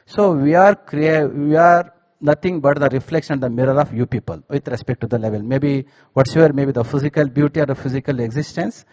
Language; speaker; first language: English; non-native, local second language; Kannada